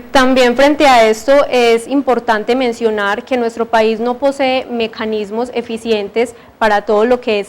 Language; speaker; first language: Spanish; native; Spanish